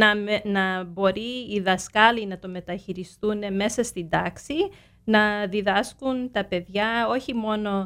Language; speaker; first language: Greek; early bilingual, heritage; Greek